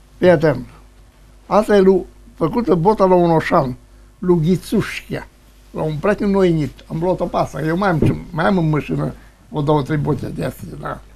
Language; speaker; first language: Romanian; native; Romanian